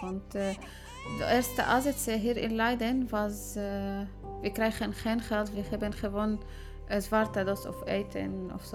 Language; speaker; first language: Dutch; non-native, learner; Arabic